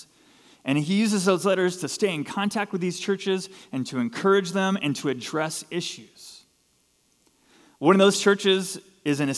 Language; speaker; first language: English; native; English